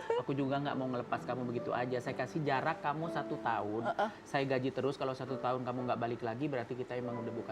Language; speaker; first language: Indonesian; native; Indonesian